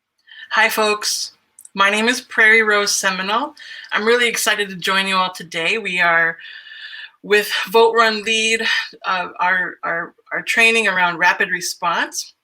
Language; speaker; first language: English; native; English